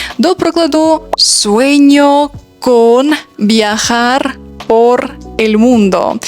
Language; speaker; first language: Spanish; non-native, fluent; Ukrainian